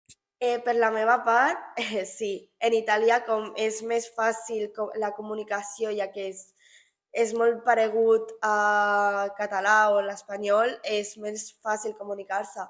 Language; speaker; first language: Catalan; non-native, local second language; Spanish